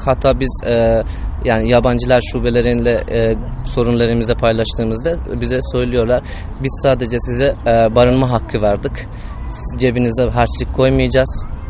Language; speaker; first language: Turkish; non-native, fluent; Persian